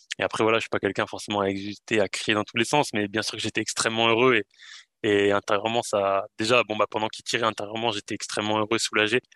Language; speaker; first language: French; native; French